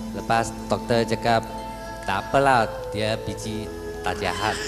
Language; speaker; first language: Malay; non-native, local second language; Chinese